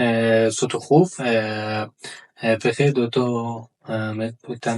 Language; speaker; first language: French; non-native, learner; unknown